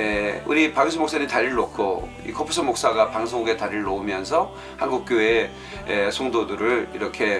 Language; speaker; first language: Korean; native; Korean